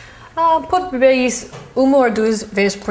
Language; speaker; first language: Portuguese; early bilingual, heritage; Portuguese